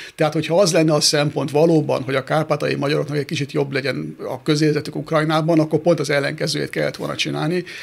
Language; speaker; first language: Hungarian; native; Hungarian